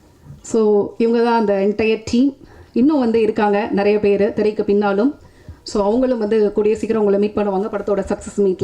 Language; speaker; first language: Tamil; native; Tamil